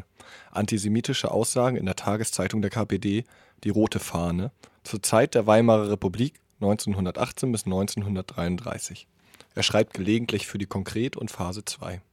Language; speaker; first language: German; native; German